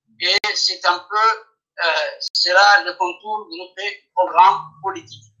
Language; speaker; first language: French; non-native, local second language; Afar